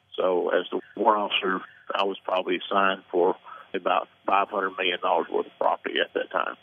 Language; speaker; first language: English; native; English